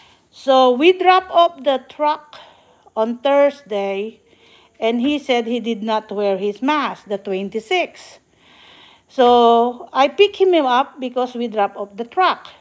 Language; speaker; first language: English; non-native, local second language; Filipino